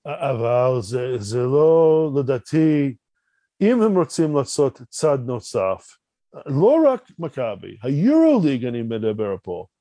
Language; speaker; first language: Hebrew; non-native, fluent; English